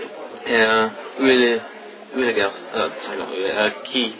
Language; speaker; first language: French; non-native, learner; English